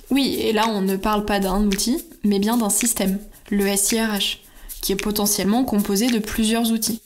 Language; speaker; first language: French; native; French